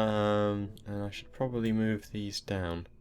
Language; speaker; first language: English; native; English